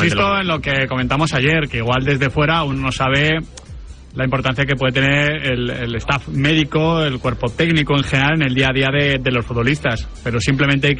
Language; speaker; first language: Spanish; native; Spanish